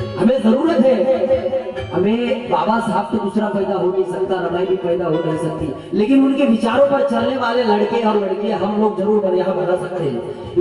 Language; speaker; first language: Hindi; non-native, local second language; Marathi